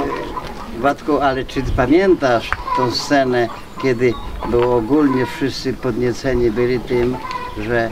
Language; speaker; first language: Polish; native; Polish